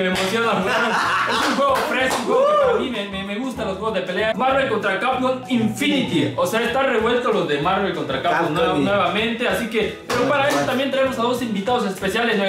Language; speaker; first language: Spanish; native; Spanish